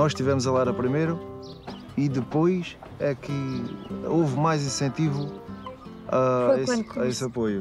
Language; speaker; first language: Portuguese; native; Portuguese